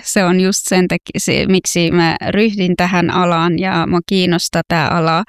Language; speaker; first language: Finnish; non-native, fluent; Persian